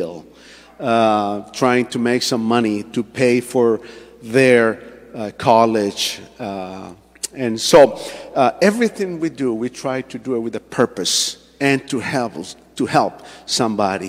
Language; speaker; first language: English; non-native, fluent; Spanish